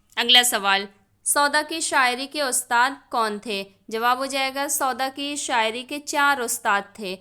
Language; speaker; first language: Urdu; native; Urdu